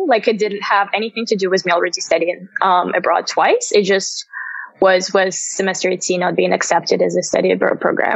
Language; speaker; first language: English; non-native, fluent; Russian